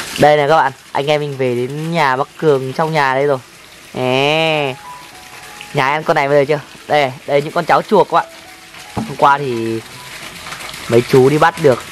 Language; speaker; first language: Vietnamese; non-native, local second language; Tày